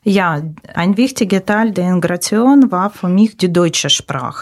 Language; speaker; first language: German; non-native, learner; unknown